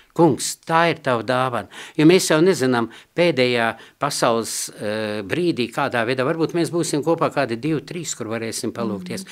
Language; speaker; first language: Latvian; non-native, local second language; Russian